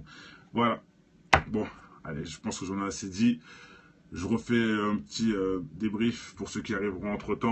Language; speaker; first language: French; native; French